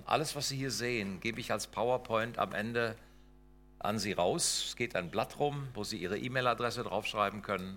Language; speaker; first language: German; native; German